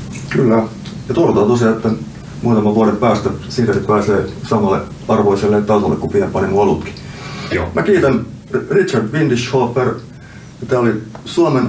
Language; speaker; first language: Finnish; native; Finnish